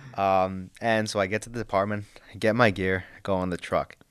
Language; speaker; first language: English; native; English